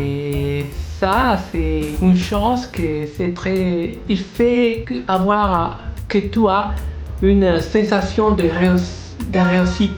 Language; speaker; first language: French; non-native, learner; Spanish